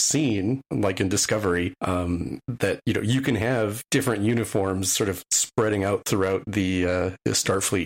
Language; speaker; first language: English; native; English